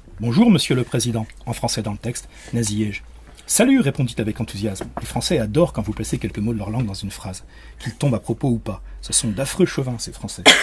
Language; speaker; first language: French; native; French